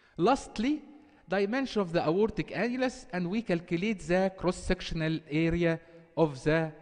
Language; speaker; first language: English; non-native, fluent; Arabic